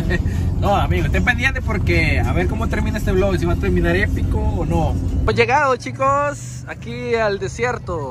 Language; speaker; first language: Spanish; native; Spanish